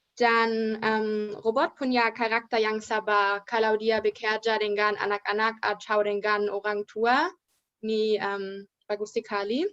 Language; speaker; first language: Indonesian; non-native, learner; German